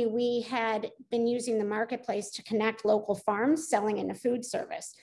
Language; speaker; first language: English; native; English